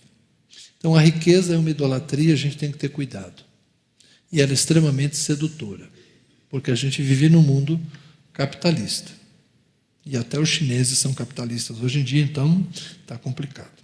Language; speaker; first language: Portuguese; native; Portuguese